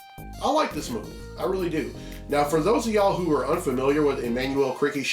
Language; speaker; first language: English; native; English